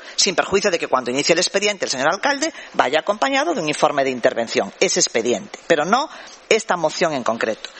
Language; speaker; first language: Spanish; non-native, local second language; Galician